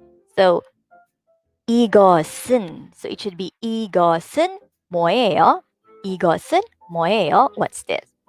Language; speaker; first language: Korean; non-native, fluent; Filipino